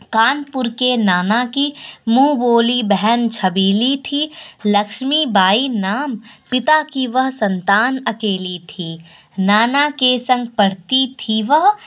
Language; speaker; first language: Hindi; native; Hindi